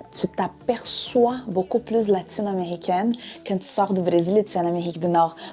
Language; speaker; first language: French; non-native, fluent; Portuguese